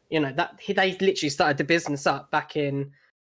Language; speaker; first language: English; native; English